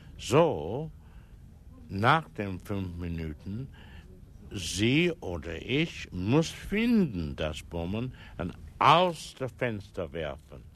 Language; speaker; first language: German; non-native, learner; English